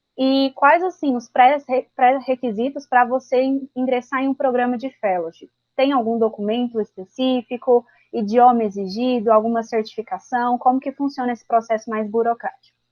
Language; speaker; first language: Portuguese; native; Portuguese